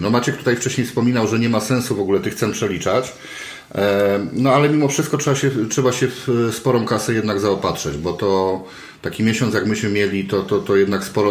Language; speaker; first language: Polish; native; Polish